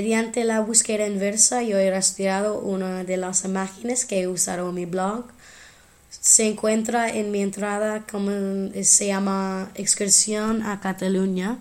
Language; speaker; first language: Spanish; non-native, fluent; English